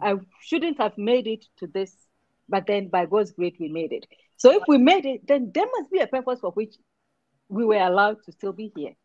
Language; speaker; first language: English; non-native, local second language; Akan